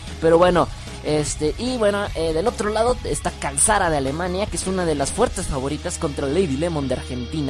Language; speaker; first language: Spanish; native; Spanish